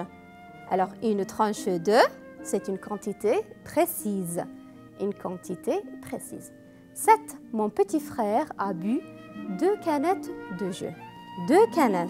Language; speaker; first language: French; non-native, fluent; Arabic